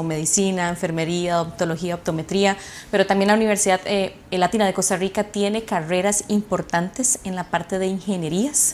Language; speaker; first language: Spanish; native; Spanish